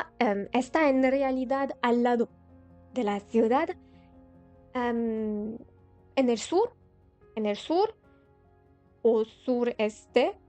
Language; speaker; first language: Spanish; non-native, learner; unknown